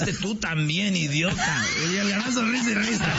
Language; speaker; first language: Spanish; native; Spanish